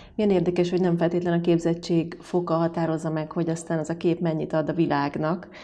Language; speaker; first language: Hungarian; native; Hungarian